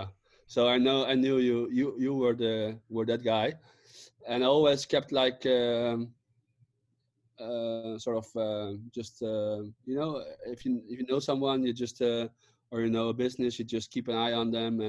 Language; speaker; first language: English; non-native, fluent; Dutch